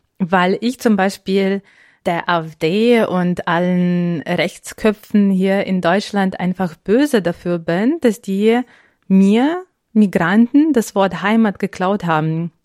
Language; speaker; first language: German; non-native, fluent; Ukrainian